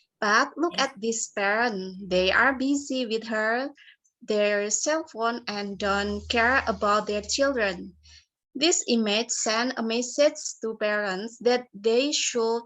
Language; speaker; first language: English; non-native, learner; Indonesian